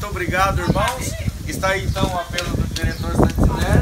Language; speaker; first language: Portuguese; native; Portuguese